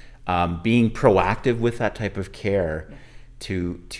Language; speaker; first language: English; native; English